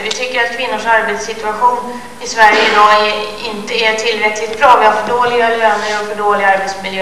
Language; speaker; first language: Swedish; native; Swedish